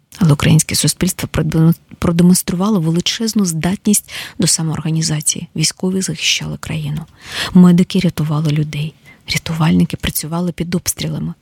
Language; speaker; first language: Ukrainian; native; Ukrainian